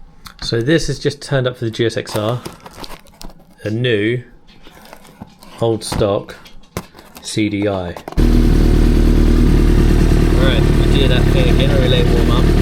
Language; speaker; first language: English; native; English